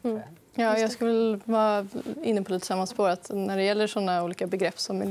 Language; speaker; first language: Swedish; native; Swedish